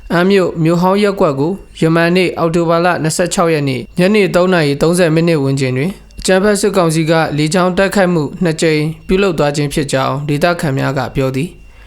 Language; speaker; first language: Burmese; non-native, local second language; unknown